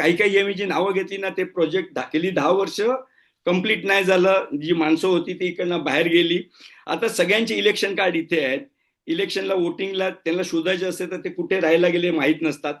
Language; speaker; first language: Marathi; non-native, local second language; Gujarati